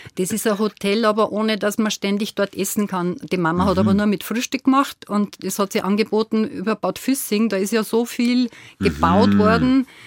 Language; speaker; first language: German; native; German